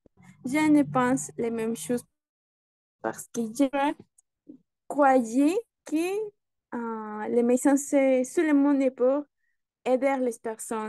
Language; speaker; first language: French; non-native, learner; Spanish